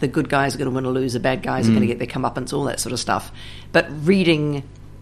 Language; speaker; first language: English; native; English